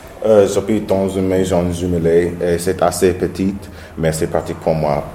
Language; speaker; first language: French; non-native, learner; English